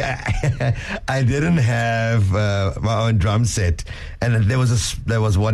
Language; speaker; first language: English; native; English